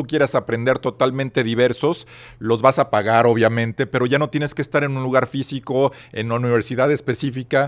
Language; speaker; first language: Spanish; native; Spanish